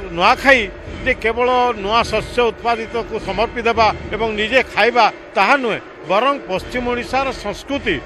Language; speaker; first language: Odia; native; Odia